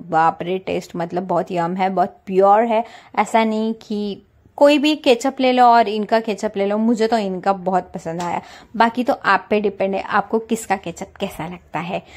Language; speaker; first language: Hindi; non-native, local second language; Marathi